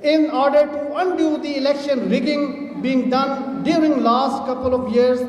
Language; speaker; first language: English; non-native, local second language; Urdu